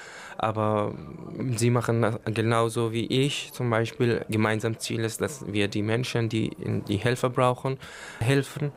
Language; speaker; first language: German; non-native, learner; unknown